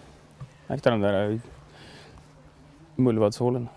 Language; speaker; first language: Swedish; native; Swedish